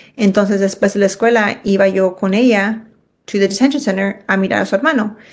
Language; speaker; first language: Spanish; early bilingual, heritage; Spanish